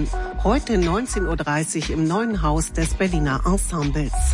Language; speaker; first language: German; native; German